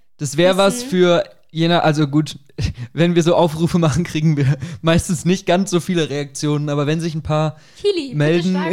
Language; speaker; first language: German; native; German